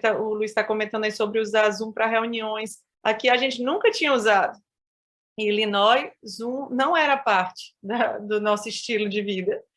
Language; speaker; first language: Portuguese; native; Portuguese